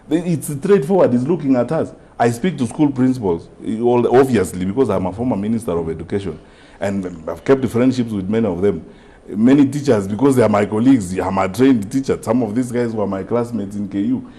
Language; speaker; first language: English; non-native, local second language; Gusii